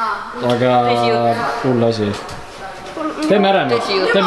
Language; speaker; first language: Estonian; native; Estonian